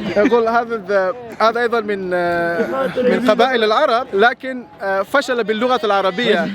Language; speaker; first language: Arabic; non-native, fluent; Persian